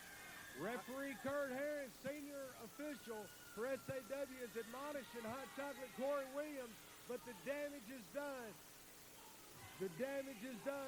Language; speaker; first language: English; native; English